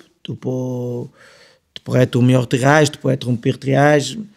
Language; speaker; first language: French; non-native, fluent; Portuguese